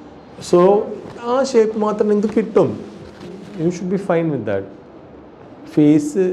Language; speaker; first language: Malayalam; non-native, local second language; Tamil